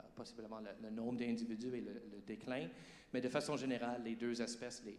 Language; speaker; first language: French; native; French